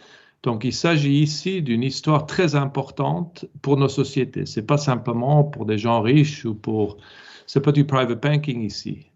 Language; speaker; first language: French; non-native, local second language; German